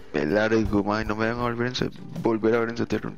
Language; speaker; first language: Spanish; native; Spanish